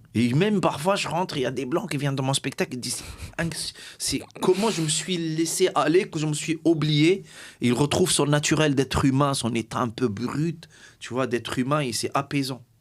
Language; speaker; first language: French; non-native, local second language; Arabic